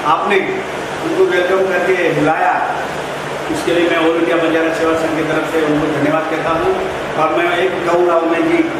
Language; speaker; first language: Hindi; non-native, local second language; Lambadi